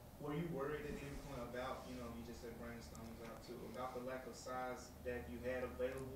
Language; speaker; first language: English; native; English